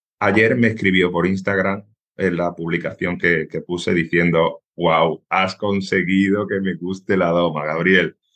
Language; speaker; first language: Spanish; native; Spanish